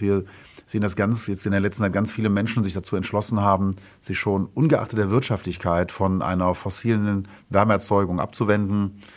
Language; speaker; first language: German; native; German